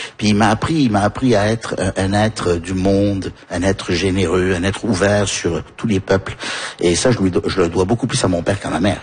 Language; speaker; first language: French; early bilingual, heritage; French